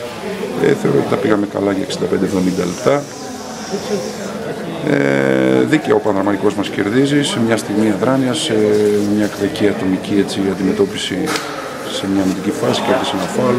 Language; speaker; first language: Greek; native; Greek